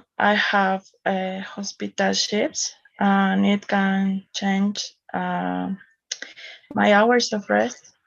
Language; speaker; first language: English; non-native, learner; Spanish